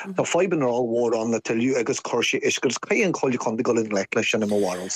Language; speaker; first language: Irish; non-native, local second language; English